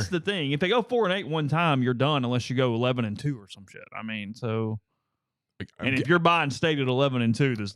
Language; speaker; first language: English; native; English